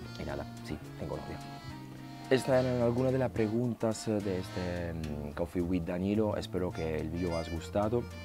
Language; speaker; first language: Spanish; non-native, fluent; Italian